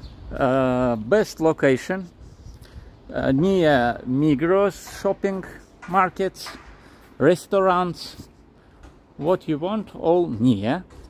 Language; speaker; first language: English; non-native, learner; Lezghian